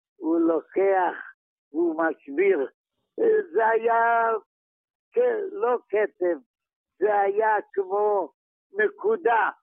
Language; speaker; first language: Hebrew; non-native, fluent; Yiddish